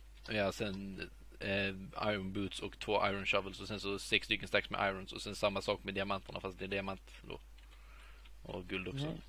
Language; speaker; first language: Swedish; native; Swedish